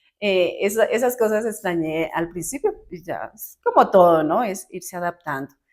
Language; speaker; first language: Spanish; native; Spanish